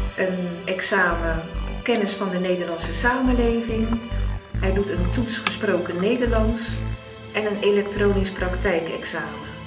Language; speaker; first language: Dutch; native; Dutch